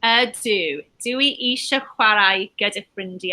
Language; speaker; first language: Welsh; non-native, learner; English